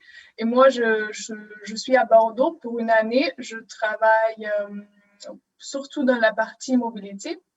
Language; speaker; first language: French; non-native, fluent; German